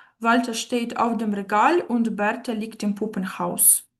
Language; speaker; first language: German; non-native, fluent; Ukrainian